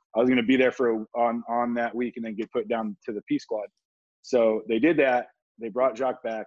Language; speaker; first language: English; native; English